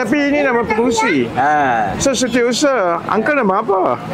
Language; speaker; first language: Malay; native; Malay